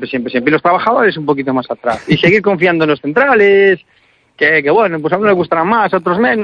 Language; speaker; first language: Spanish; native; Spanish